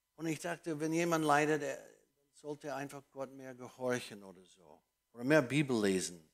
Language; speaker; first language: German; non-native, fluent; English